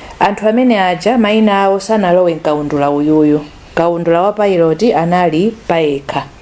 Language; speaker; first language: Nyanja; native; Nyanja